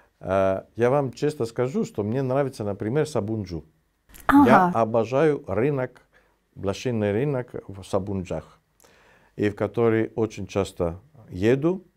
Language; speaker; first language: Russian; non-native, fluent; Greek